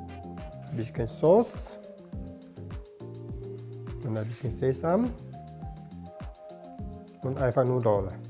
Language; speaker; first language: German; non-native, learner; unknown